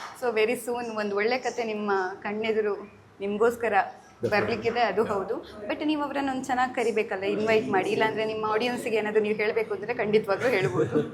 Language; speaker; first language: Kannada; native; Kannada